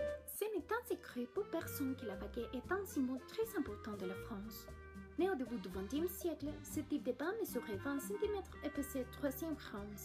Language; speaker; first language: French; non-native, learner; Spanish